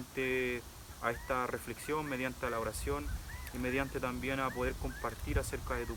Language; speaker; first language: Spanish; native; Spanish